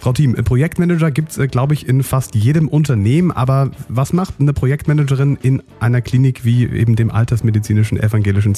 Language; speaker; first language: German; native; German